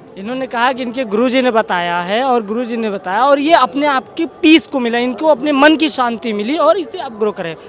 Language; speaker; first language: Hindi; native; Hindi